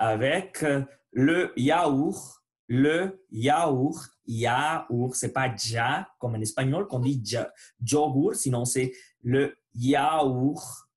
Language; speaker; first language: French; non-native, learner; Spanish